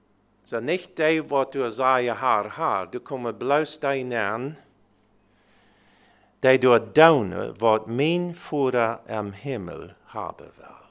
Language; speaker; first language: German; early bilingual, heritage; Plautdietsch